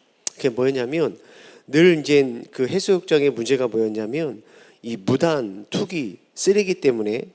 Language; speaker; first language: Korean; native; Korean